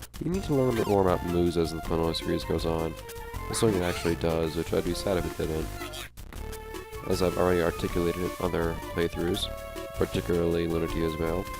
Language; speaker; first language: English; native; English